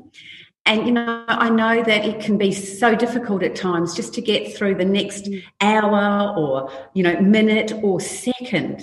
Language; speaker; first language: English; native; English